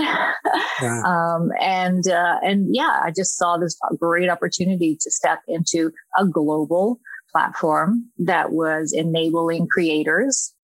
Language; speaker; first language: English; native; English